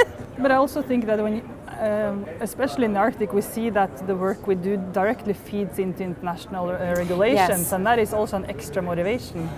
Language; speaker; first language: English; non-native, fluent; Norwegian